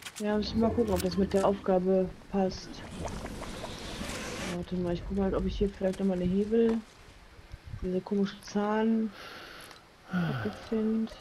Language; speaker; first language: German; native; German